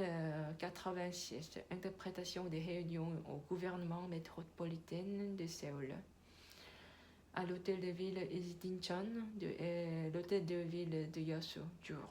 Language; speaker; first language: French; non-native, learner; Korean